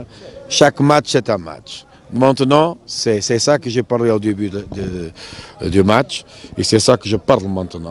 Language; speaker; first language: French; non-native, fluent; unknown